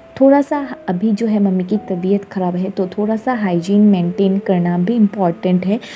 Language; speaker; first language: Hindi; non-native, local second language; Bangla